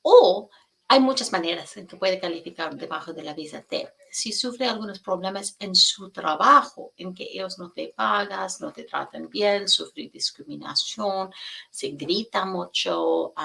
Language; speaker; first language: Spanish; non-native, fluent; English